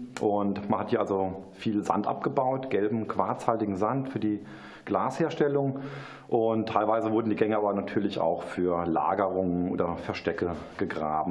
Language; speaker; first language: German; native; German